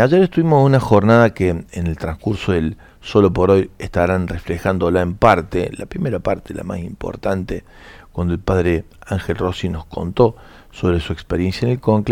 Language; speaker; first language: Spanish; native; Spanish